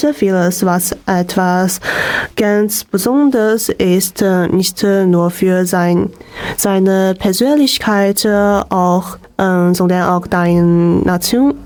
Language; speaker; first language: German; non-native, learner; Chinese